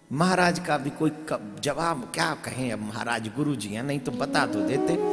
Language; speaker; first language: Hindi; native; Hindi